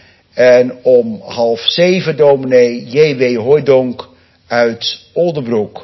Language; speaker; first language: Dutch; native; Dutch